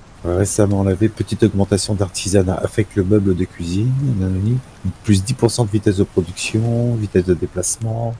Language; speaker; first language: French; native; French